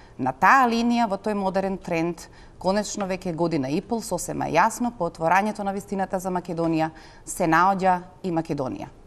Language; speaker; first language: Macedonian; native; Macedonian